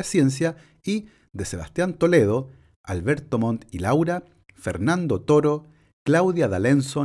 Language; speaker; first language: Spanish; native; Spanish